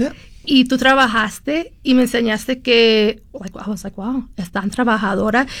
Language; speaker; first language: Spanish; early bilingual, heritage; Spanish